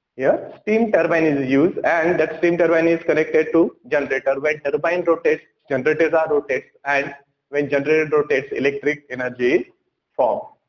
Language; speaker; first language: English; non-native, local second language; Marathi